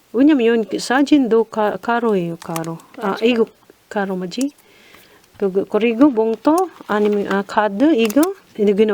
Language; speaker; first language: Korean; non-native, learner; Filipino